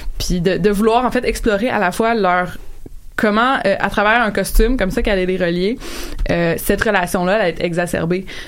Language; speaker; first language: French; native; French